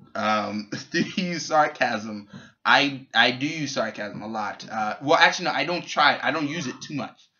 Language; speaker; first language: English; native; English